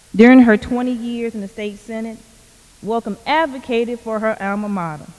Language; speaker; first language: English; native; English